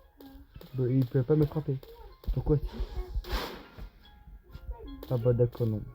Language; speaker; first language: French; native; French